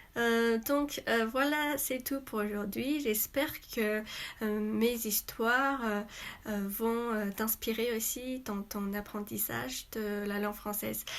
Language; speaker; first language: French; non-native, fluent; Chinese